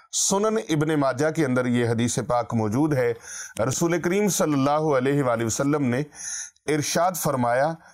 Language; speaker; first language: Urdu; non-native, local second language; Punjabi